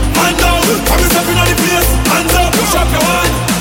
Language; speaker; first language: English; non-native, fluent; German